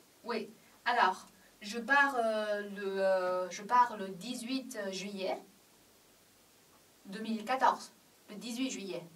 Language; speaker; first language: French; non-native, learner; Chinese